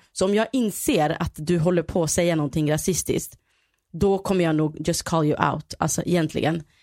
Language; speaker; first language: Swedish; early bilingual, other home language; Somali